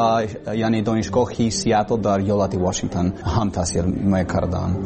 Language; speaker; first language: Persian; non-native, learner; English